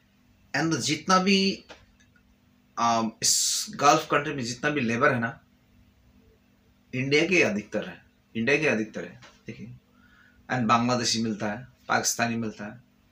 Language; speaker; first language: Hindi; non-native, fluent; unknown